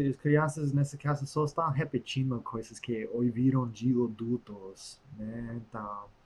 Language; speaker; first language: Portuguese; non-native, fluent; English